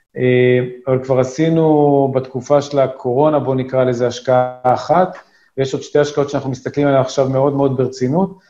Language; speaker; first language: Hebrew; native; Hebrew